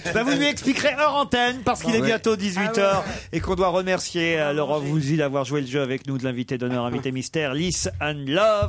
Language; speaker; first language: French; native; French